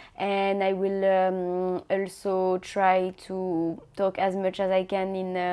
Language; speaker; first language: English; non-native, fluent; French